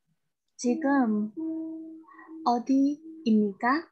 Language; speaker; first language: Korean; non-native, learner; Thai